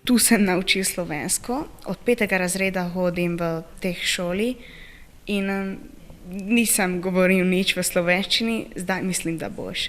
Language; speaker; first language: Slovenian; non-native, learner; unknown